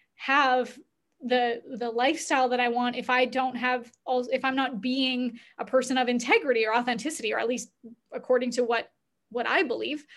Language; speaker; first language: English; native; English